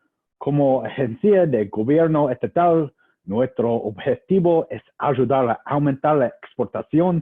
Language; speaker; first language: Spanish; non-native, learner; English